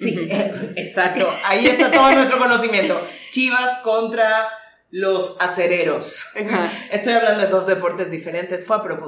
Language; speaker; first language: Spanish; native; Spanish